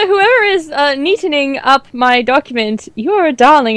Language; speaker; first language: English; native; English